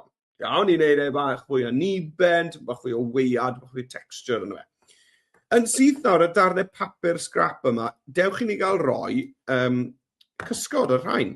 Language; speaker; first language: Welsh; native; Welsh